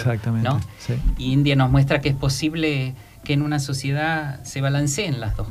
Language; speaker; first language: Spanish; native; Spanish